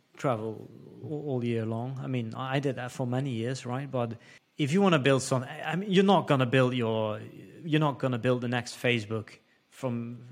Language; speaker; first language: English; non-native, fluent; Dutch